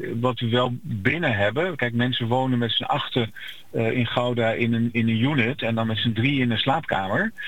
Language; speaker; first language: Dutch; native; Dutch